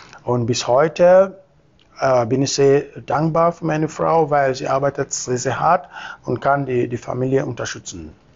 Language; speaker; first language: German; non-native, fluent; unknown